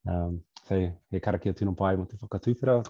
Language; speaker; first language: Māori; non-native, local second language; English